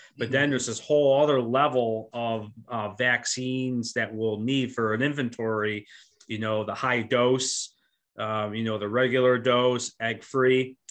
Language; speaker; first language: English; native; English